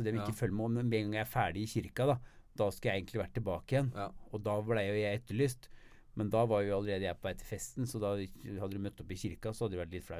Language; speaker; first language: Norwegian; native; Norwegian